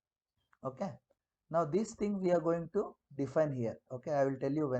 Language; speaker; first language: English; non-native, local second language; Kannada